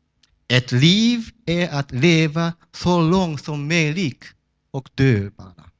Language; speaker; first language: Swedish; non-native, fluent; Japanese